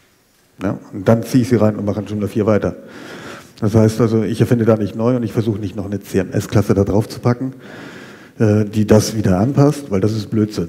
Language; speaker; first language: German; native; German